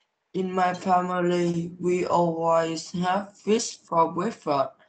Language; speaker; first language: English; non-native, learner; Vietnamese